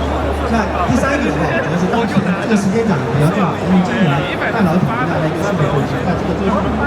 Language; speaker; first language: Chinese; native; Chinese